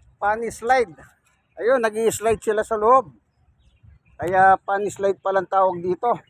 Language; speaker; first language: Filipino; native; Filipino